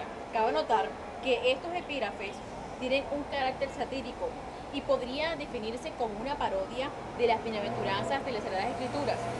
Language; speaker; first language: Spanish; native; Spanish